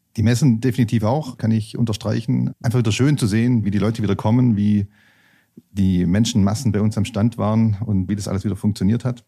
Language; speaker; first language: German; native; German